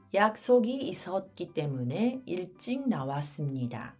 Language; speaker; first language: Korean; early bilingual, heritage; Japanese